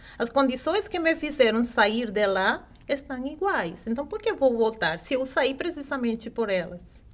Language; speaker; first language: Portuguese; non-native, fluent; Spanish